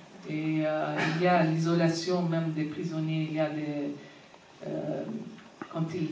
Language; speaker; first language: French; non-native, fluent; Arabic